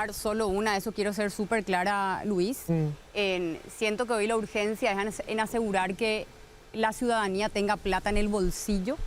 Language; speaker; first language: Spanish; native; Spanish